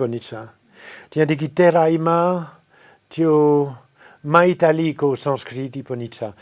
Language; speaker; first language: Nepali; non-native, fluent; French